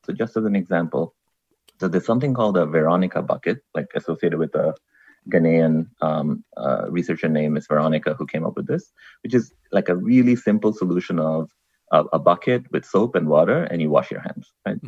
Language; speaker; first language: English; non-native, local second language; Bangla